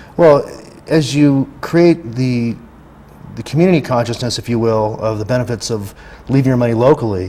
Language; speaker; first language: English; native; English